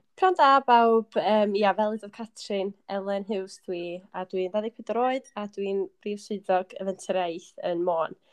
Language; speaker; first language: Welsh; native; Welsh